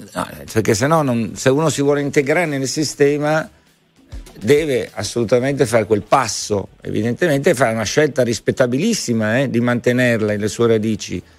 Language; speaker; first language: Italian; native; Italian